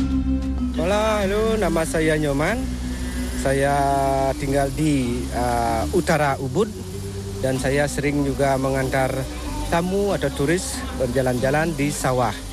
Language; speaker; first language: Indonesian; non-native, local second language; Balinese